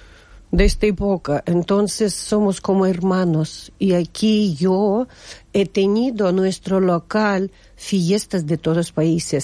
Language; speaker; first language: Spanish; non-native, fluent; Russian